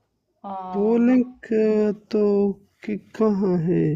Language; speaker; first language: Hindi; non-native, local second language; Pashto